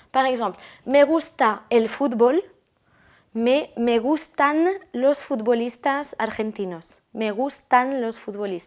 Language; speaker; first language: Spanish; non-native, fluent; French